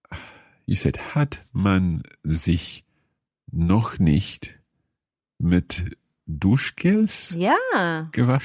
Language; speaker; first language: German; non-native, learner; English